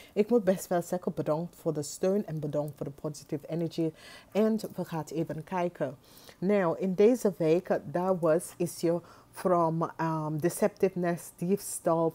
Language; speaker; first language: Dutch; non-native, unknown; English